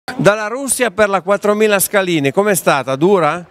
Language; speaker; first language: Italian; native; Italian